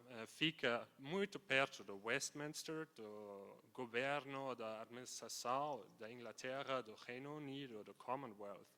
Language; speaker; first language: Portuguese; non-native, fluent; German